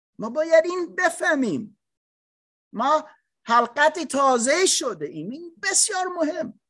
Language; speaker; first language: Persian; non-native, learner; English